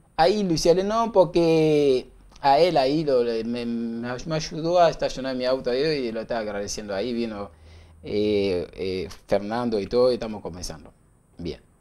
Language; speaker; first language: Spanish; non-native, learner; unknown